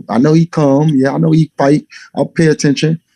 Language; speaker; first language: English; native; English